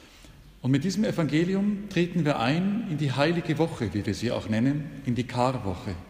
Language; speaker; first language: German; native; German